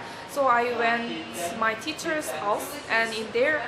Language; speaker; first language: English; non-native, learner; Korean